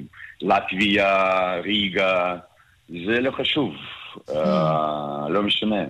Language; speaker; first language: Hebrew; non-native, learner; Russian